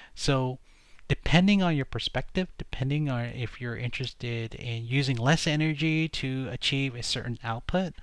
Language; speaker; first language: English; native; English